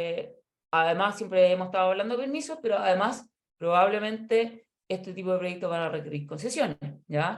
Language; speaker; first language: Spanish; native; Spanish